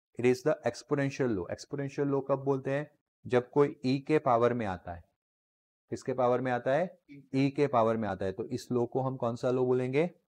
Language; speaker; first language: Hindi; non-native, local second language; Gujarati